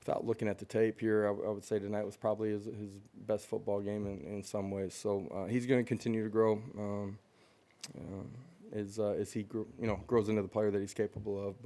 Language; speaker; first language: English; native; English